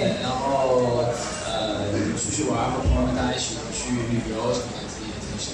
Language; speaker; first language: Chinese; native; Chinese